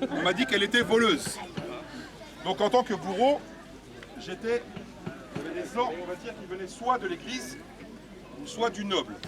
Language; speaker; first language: French; native; French